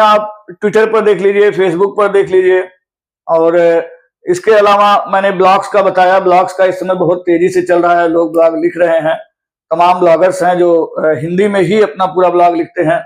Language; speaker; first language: Hindi; native; Hindi